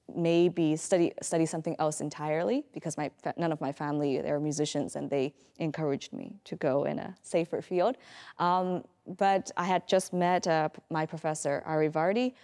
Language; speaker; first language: English; native; English